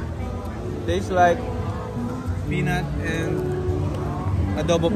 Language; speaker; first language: English; non-native, local second language; Cebuano